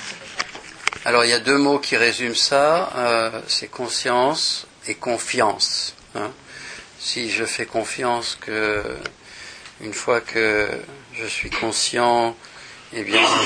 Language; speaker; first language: French; native; French